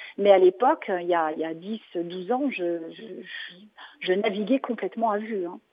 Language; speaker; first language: French; native; French